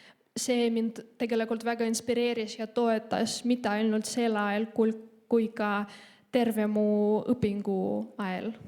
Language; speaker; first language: Estonian; non-native, local second language; Russian